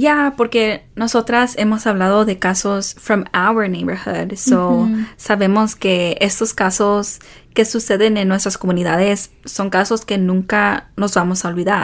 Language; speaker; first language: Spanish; early bilingual, heritage; Spanish